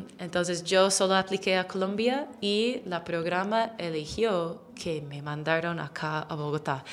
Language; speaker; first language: Spanish; non-native, fluent; English